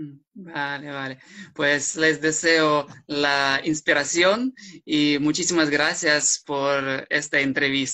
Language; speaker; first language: Spanish; non-native, fluent; Ukrainian